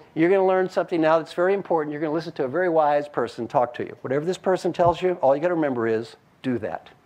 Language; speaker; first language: English; native; English